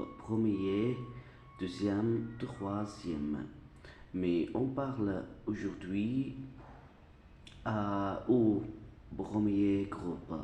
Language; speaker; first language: French; non-native, fluent; Arabic